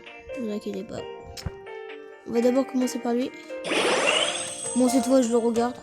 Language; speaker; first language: French; native; French